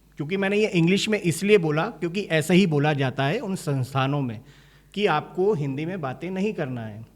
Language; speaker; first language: Hindi; native; Hindi